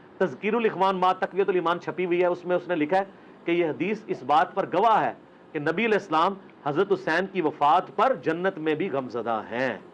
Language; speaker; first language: Urdu; non-native, local second language; Punjabi